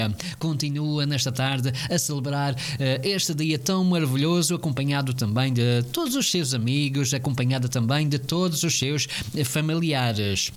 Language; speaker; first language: Portuguese; native; Portuguese